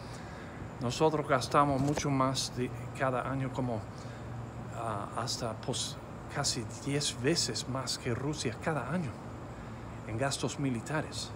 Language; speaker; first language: Spanish; non-native, fluent; English